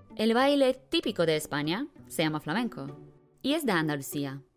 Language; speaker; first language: Spanish; non-native, fluent; Polish